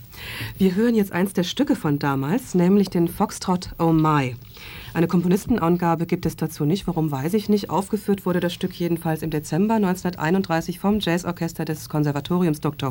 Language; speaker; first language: German; native; German